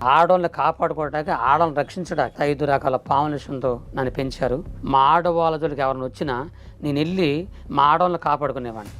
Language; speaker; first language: Telugu; non-native, local second language; Koya